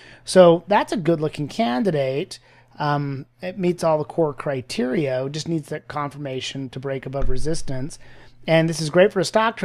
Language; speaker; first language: English; native; English